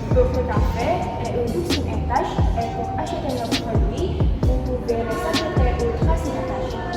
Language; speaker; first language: French; non-native, learner; Indonesian